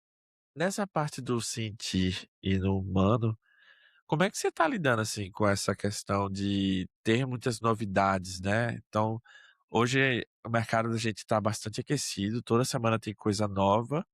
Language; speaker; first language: Portuguese; native; Portuguese